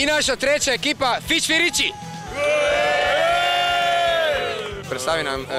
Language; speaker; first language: Serbian; native; Serbian